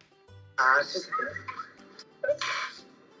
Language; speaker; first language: Korean; non-native, learner; Vietnamese